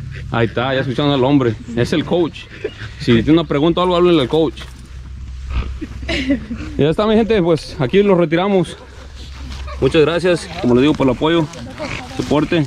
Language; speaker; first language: Spanish; early bilingual, heritage; Spanish